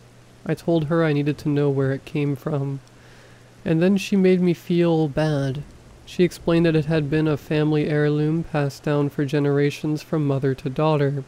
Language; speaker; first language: English; native; English